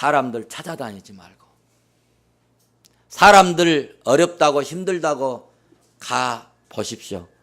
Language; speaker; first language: Korean; native; Korean